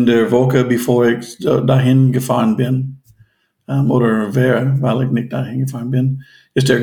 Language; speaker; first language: German; non-native, fluent; English